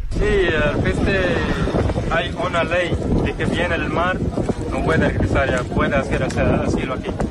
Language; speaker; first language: Spanish; non-native, learner; Arabic